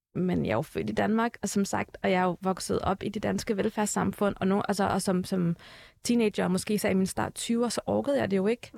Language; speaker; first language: Danish; early bilingual, other home language; Arabic